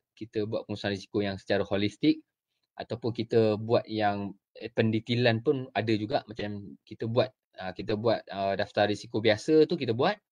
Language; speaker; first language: Malay; native; Malay